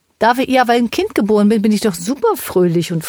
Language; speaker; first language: German; native; German